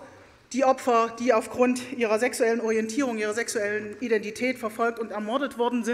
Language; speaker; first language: German; native; German